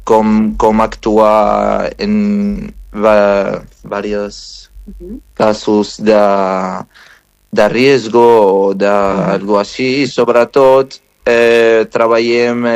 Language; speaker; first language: Catalan; non-native, fluent; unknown